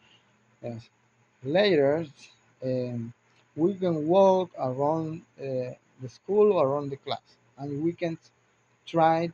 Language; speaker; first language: English; non-native, learner; Spanish